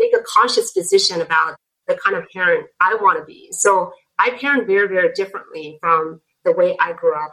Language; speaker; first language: English; non-native, fluent; Chinese